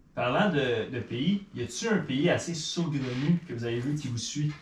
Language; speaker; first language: French; native; French